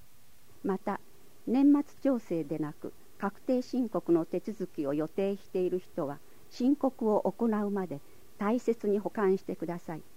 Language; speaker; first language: Japanese; native; Japanese